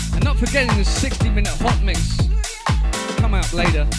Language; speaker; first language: English; native; English